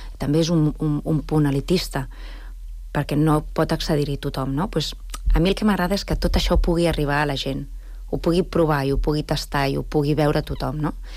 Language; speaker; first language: Catalan; non-native, local second language; Spanish